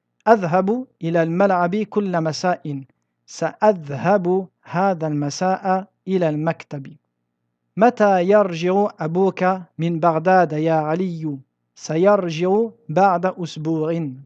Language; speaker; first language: Arabic; non-native, fluent; French